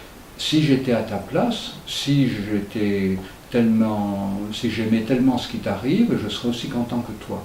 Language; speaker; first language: French; native; French